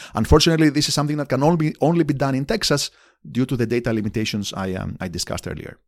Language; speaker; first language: English; non-native, fluent; Greek